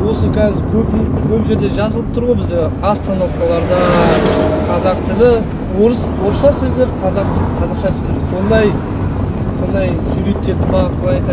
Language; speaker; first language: Kazakh; non-native, local second language; Russian